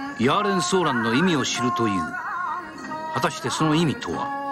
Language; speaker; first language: Japanese; native; Japanese